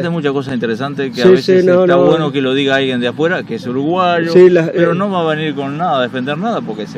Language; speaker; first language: Spanish; native; Spanish